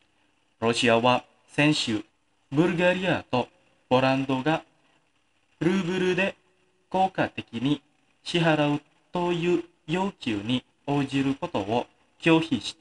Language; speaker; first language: Japanese; non-native, fluent; Indonesian